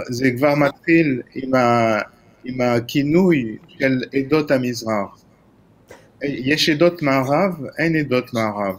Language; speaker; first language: Hebrew; non-native, fluent; French